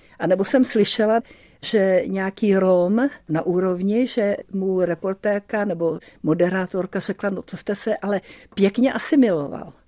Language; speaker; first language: Czech; early bilingual, heritage; Czech